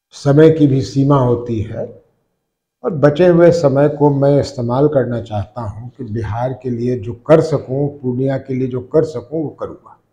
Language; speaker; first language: Hindi; native; Hindi